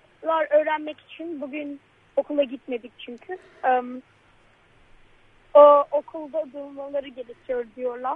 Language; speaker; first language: Turkish; early bilingual, heritage; Turkish